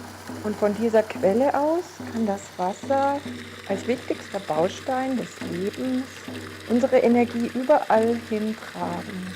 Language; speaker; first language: German; native; German